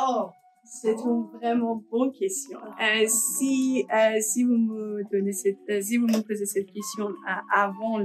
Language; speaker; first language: French; non-native, learner; Persian